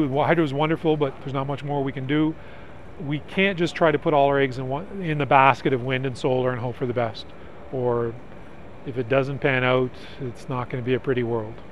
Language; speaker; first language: English; native; English